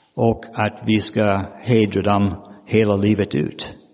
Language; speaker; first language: Swedish; non-native, fluent; English